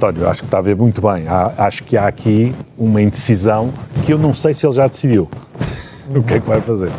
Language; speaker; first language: Portuguese; native; Portuguese